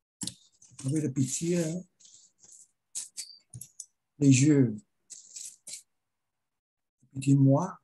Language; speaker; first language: French; non-native, learner; Chinese